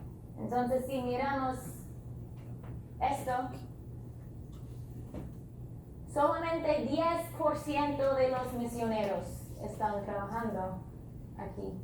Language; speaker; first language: Spanish; non-native, fluent; English